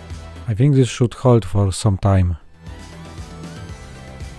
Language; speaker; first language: English; non-native, fluent; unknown